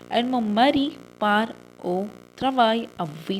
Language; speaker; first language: French; non-native, learner; Tamil